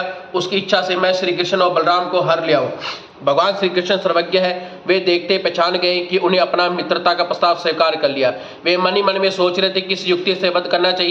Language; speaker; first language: Hindi; native; Hindi